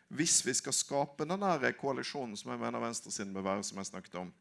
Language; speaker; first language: Norwegian; native; Norwegian